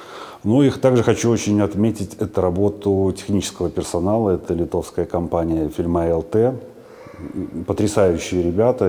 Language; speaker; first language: Russian; native; Russian